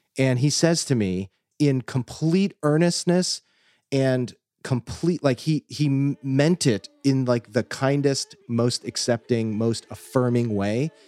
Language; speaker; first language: English; native; English